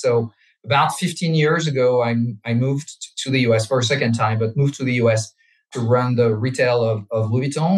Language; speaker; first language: English; non-native, fluent; French